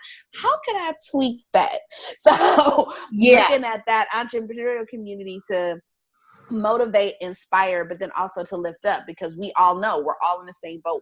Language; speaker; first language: English; native; English